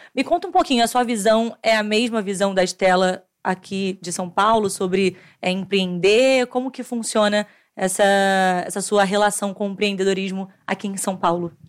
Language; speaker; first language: Portuguese; native; Portuguese